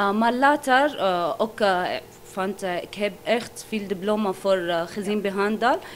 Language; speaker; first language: Dutch; non-native, learner; Arabic